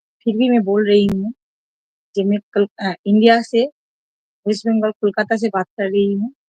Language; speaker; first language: Hindi; non-native, local second language; Bangla